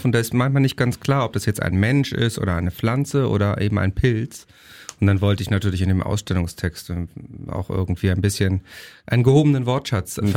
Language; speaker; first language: German; native; German